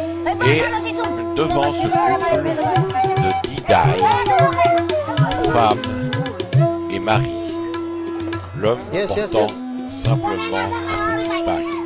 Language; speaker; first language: French; native; French